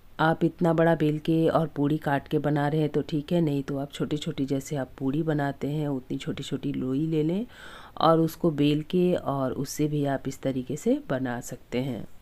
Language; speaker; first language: Hindi; native; Hindi